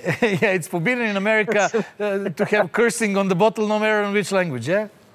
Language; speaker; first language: English; non-native, fluent; Serbian